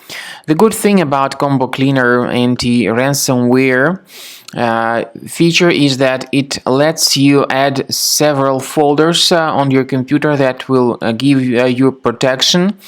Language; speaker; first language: English; non-native, fluent; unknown